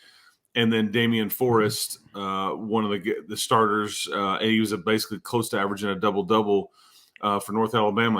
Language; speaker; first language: English; native; English